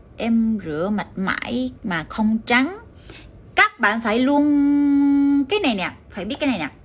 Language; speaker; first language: Vietnamese; early bilingual, heritage; Korean